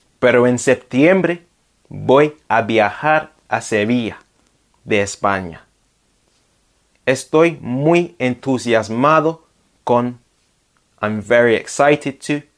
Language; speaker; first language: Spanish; non-native, fluent; English